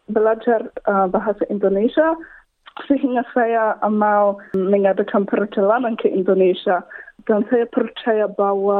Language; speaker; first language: Indonesian; non-native, learner; English